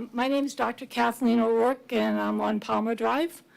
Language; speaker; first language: English; native; English